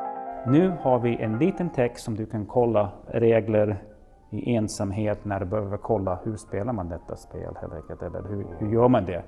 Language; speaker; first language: Swedish; non-native, fluent; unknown